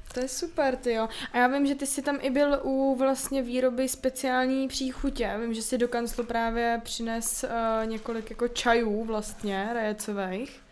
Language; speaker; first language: Czech; native; Czech